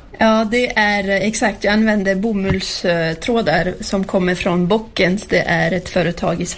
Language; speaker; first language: Swedish; early bilingual, heritage; Swedish